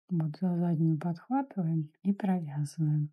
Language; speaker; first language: Russian; native; Russian